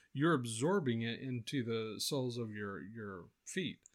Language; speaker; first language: English; native; English